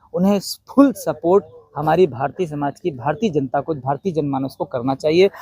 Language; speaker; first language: Hindi; non-native, local second language; Gujarati